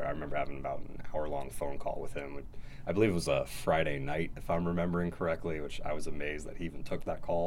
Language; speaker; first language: English; native; English